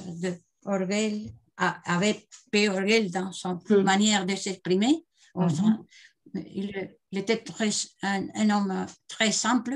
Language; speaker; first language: French; non-native, learner; Spanish